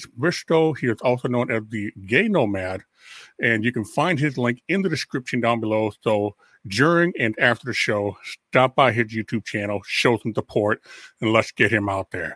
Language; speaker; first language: English; native; English